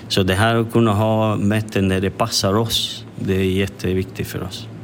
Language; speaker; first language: Swedish; non-native, fluent; Spanish